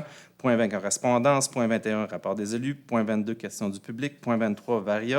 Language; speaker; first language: French; native; French